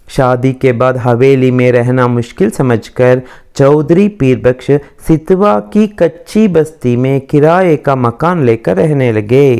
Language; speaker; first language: Hindi; non-native, local second language; Kannada